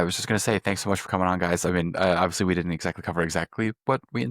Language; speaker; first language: English; native; English